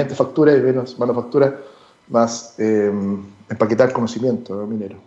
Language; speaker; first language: Spanish; native; Spanish